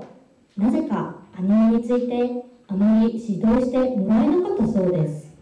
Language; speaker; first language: Japanese; non-native, fluent; Korean